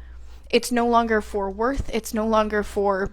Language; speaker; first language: English; native; English